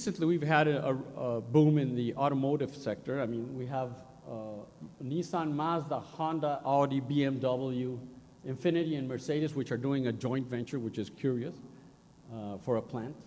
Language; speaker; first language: English; non-native, fluent; Spanish